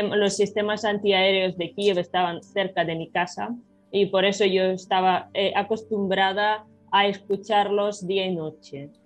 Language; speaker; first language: Spanish; non-native, fluent; Ukrainian